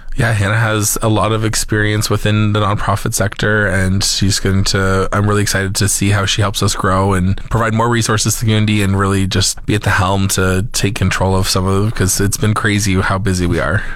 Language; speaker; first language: English; native; English